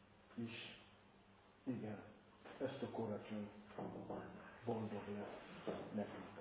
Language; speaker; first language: Hungarian; non-native, fluent; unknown